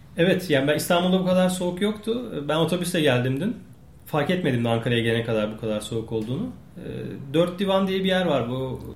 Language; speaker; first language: Turkish; native; Turkish